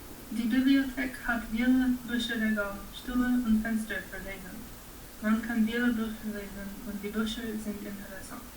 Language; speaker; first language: German; non-native, learner; English